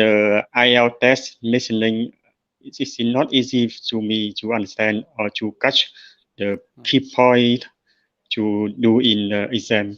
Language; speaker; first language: English; non-native, learner; Vietnamese